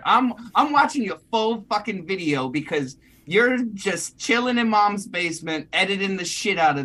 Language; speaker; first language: English; native; English